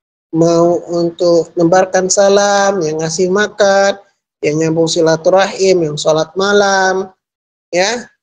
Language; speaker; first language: Indonesian; native; Indonesian